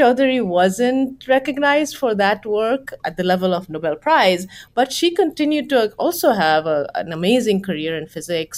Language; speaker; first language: English; non-native, local second language; Bangla